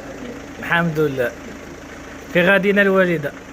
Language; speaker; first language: Arabic; native; Arabic